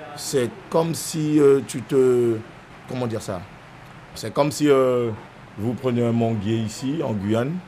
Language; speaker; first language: French; native; French